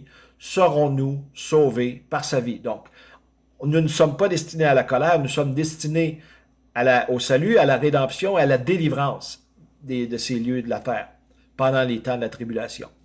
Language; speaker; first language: French; native; French